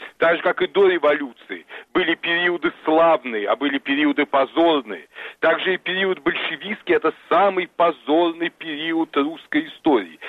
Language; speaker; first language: Russian; native; Russian